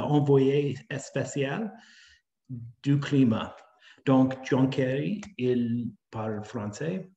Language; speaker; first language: French; non-native, fluent; English